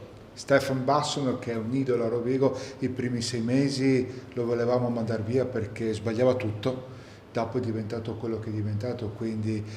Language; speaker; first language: Italian; native; Italian